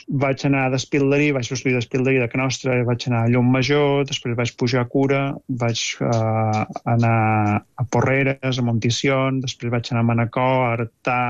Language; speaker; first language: Catalan; native; Catalan